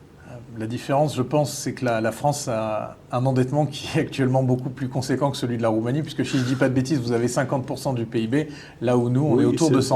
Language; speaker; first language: French; native; French